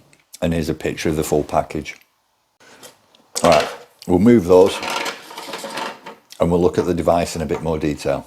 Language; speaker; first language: English; native; English